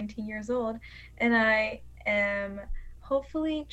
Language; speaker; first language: English; early bilingual, other home language; Spanish